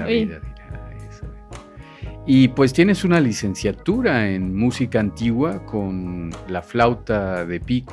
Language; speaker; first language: Spanish; native; Spanish